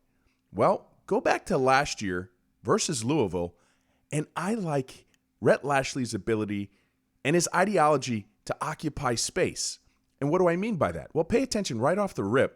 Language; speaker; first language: English; native; English